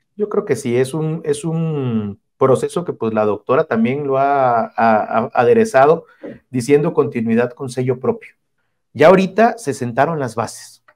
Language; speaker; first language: Spanish; native; Spanish